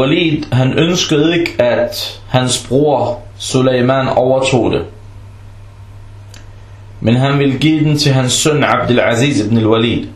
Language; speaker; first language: Danish; non-native, fluent; Arabic